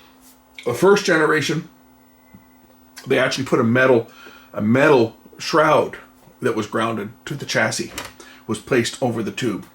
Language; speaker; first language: English; native; English